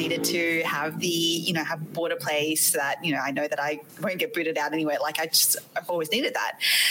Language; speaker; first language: English; native; English